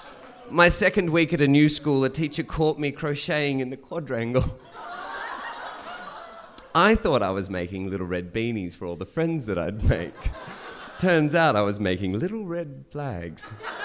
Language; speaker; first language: English; native; English